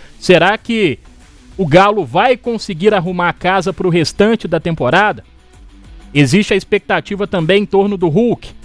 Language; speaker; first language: Portuguese; native; Portuguese